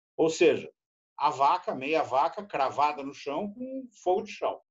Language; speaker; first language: Portuguese; native; Portuguese